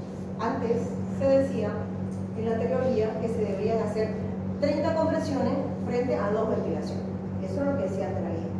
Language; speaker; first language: Spanish; native; Spanish